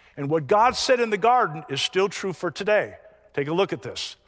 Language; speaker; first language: English; native; English